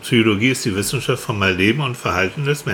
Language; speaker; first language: German; native; German